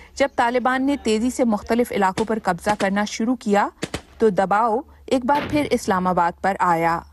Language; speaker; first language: Urdu; native; Urdu